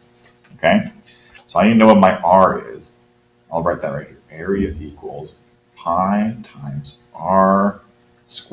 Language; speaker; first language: English; native; English